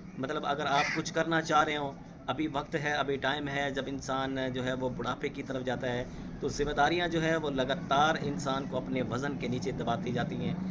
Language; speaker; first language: Urdu; non-native, local second language; Saraiki